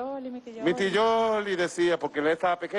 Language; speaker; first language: Spanish; native; Spanish